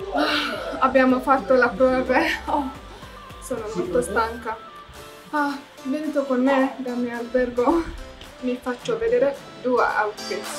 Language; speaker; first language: Italian; non-native, learner; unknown